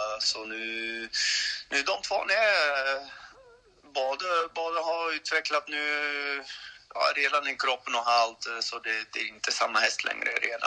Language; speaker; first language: Swedish; non-native, learner; French